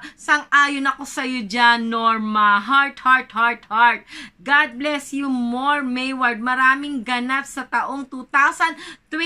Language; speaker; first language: Filipino; native; Filipino